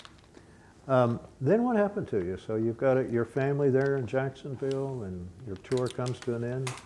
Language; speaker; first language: English; native; English